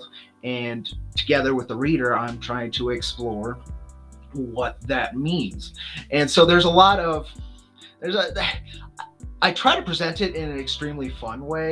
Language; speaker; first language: English; native; English